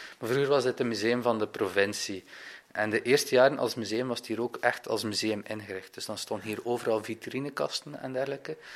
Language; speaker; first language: Dutch; native; Dutch